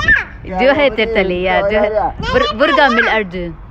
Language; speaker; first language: Norwegian; non-native, learner; Filipino